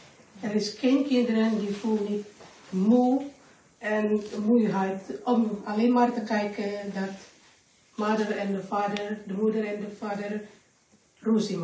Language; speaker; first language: Dutch; non-native, learner; Indonesian